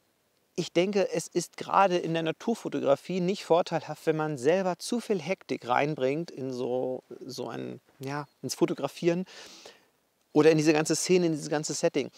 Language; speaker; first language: German; native; German